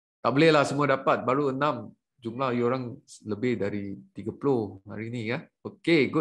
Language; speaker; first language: Malay; native; Malay